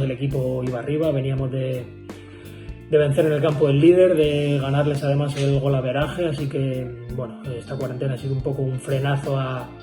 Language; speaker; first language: Spanish; native; Spanish